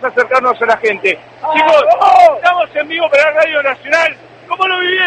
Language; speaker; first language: Spanish; native; Spanish